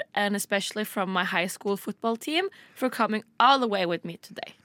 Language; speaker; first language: English; non-native, fluent; Norwegian